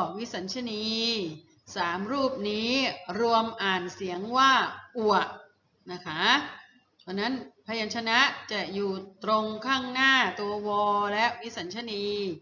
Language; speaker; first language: Thai; native; Thai